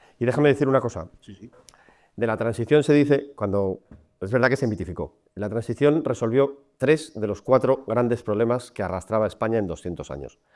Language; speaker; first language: Spanish; native; Spanish